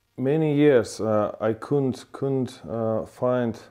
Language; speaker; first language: English; non-native, fluent; Lithuanian